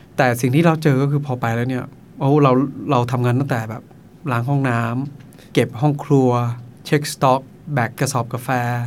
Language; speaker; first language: Thai; non-native, local second language; Akha